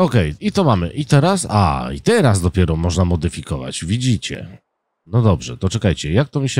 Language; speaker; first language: Polish; native; Polish